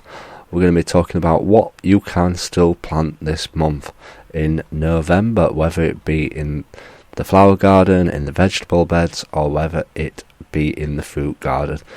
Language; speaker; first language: English; native; English